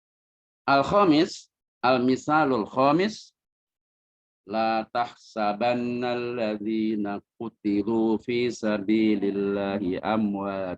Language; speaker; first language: Arabic; non-native, fluent; Indonesian